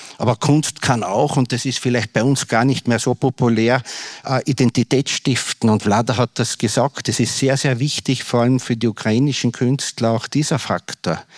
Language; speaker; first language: German; native; German